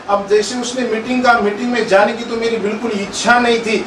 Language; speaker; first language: Hindi; non-native, local second language; Marathi